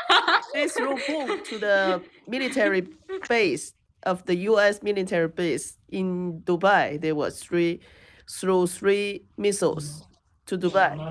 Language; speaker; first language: English; non-native, learner; Chinese